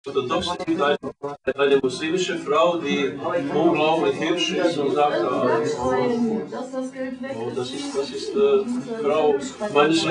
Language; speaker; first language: German; non-native, learner; Croatian